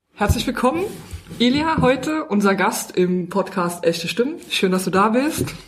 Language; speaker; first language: German; native; German